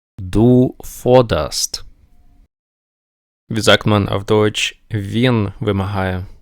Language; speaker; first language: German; non-native, fluent; Ukrainian